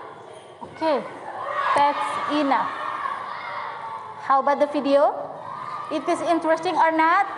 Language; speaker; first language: English; non-native, learner; Indonesian